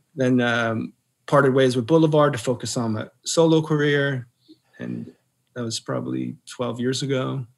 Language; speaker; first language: English; native; English